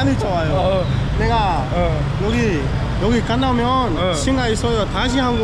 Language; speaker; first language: Korean; non-native, learner; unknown